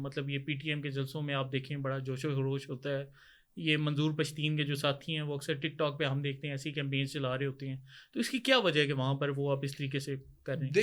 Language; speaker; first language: Urdu; native; Urdu